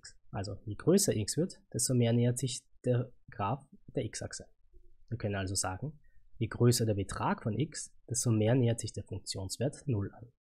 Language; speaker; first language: German; native; German